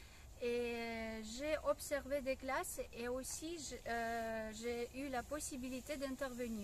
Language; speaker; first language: French; non-native, fluent; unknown